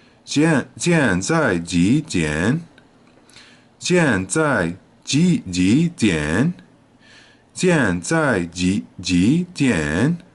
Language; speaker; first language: Chinese; non-native, learner; English